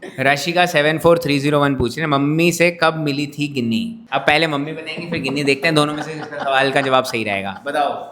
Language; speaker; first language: Hindi; native; Hindi